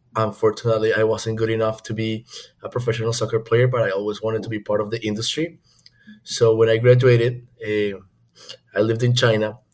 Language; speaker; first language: English; non-native, fluent; Spanish